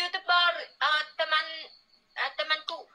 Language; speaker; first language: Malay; non-native, learner; Vietnamese